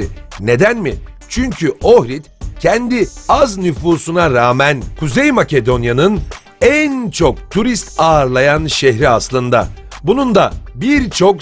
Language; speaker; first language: Turkish; native; Turkish